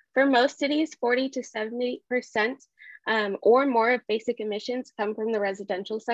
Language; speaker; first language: English; early bilingual, other home language; Spanish